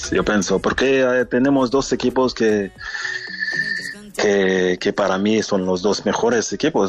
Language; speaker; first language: Spanish; non-native, fluent; French